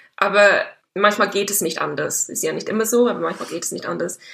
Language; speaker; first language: German; non-native, fluent; English